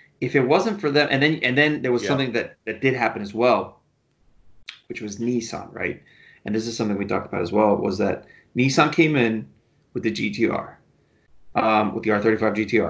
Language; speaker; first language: English; native; English